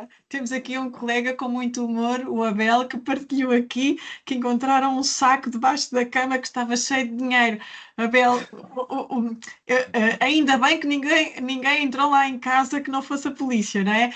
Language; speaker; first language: Portuguese; native; Portuguese